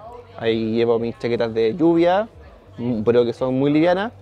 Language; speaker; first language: Spanish; native; Spanish